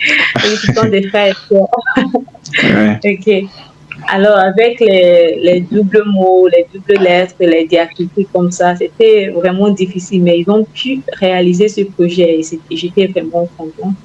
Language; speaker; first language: French; non-native, fluent; Igbo